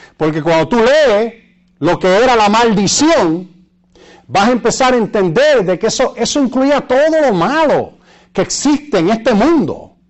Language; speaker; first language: Spanish; early bilingual, heritage; Spanish